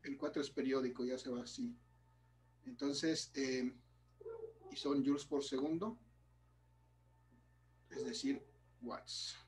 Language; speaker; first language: Spanish; native; Spanish